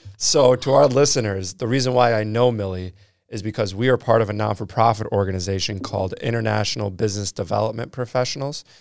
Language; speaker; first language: English; native; English